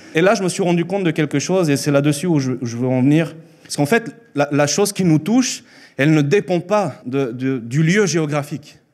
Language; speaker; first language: French; early bilingual, other home language; Spanish